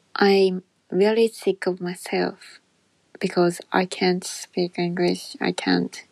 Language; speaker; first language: English; non-native, learner; Japanese